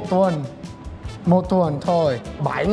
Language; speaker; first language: Vietnamese; non-native, learner; English